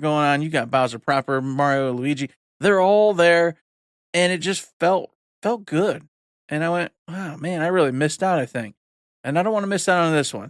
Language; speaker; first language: English; native; English